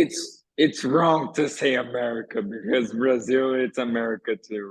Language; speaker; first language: English; non-native, fluent; Portuguese